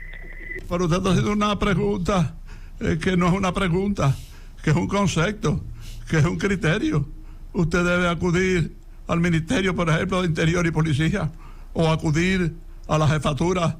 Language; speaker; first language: Spanish; native; Spanish